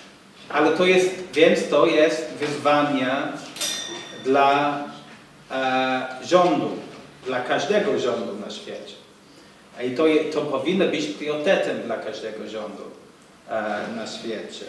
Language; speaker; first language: Polish; non-native, fluent; English